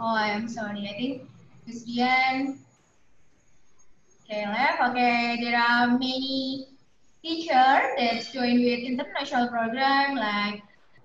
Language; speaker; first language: English; non-native, learner; Indonesian